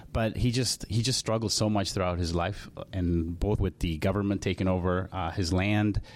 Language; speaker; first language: English; early bilingual, other home language; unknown